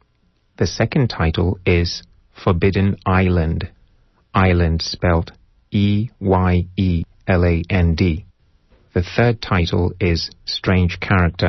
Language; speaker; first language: English; non-native, local second language; Ganda